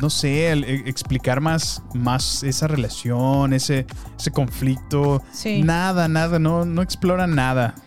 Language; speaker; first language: Spanish; native; Spanish